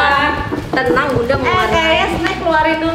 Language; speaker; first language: Indonesian; native; Indonesian